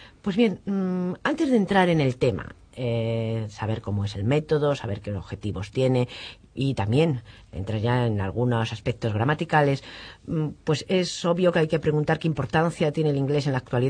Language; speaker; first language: Spanish; native; Spanish